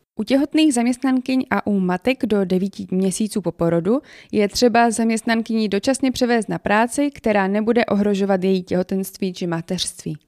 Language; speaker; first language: Czech; native; Czech